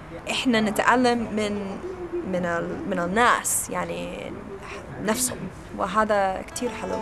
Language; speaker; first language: Arabic; non-native, learner; English